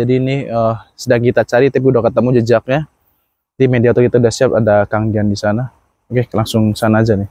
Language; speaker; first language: Indonesian; non-native, local second language; Sundanese